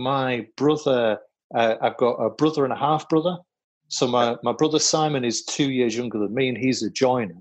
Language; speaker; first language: English; native; English